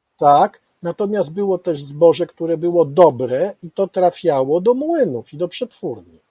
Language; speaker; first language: Polish; native; Polish